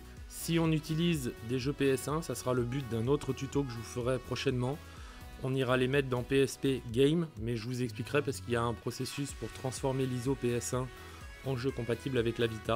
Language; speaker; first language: French; native; French